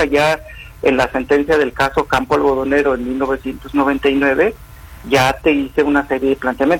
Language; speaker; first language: Spanish; native; Spanish